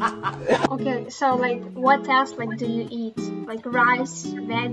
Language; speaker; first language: English; non-native, fluent; Tatar